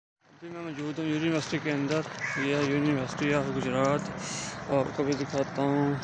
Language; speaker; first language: Hindi; non-native, local second language; Punjabi